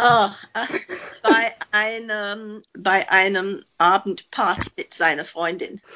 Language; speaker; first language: German; non-native, fluent; English